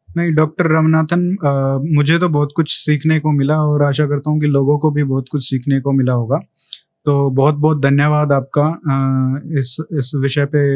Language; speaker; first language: Hindi; native; Hindi